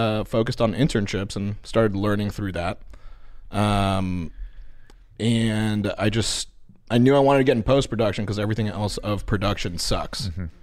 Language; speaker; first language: English; native; English